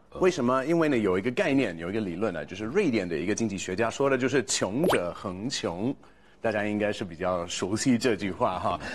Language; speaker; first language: Chinese; non-native, fluent; English